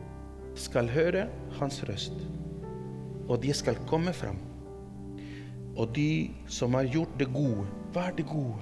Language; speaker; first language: Norwegian; non-native, fluent; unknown